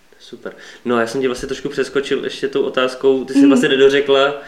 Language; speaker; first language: Czech; native; Czech